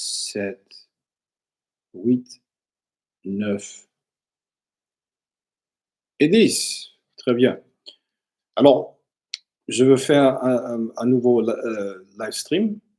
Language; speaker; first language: French; non-native, learner; English